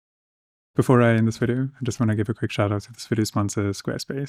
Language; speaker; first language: English; native; English